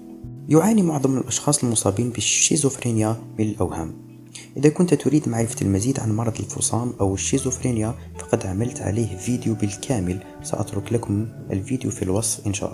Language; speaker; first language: Arabic; native; Arabic